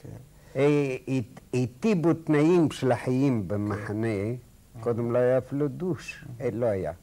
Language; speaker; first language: Hebrew; non-native, fluent; Arabic